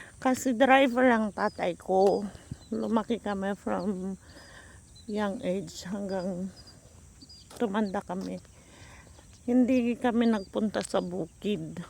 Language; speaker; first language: Filipino; non-native, local second language; Iloko